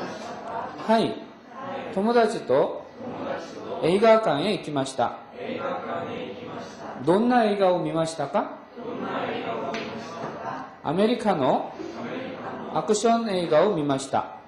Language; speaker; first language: Japanese; non-native, fluent; Korean